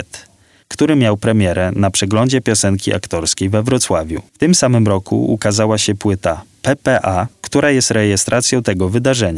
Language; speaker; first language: Polish; native; Polish